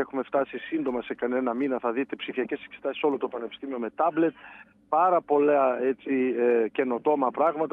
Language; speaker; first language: Greek; native; Greek